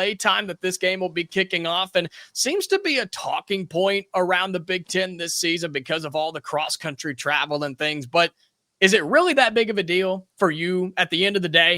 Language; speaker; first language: English; native; English